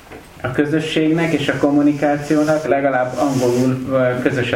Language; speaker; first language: Hungarian; native; Hungarian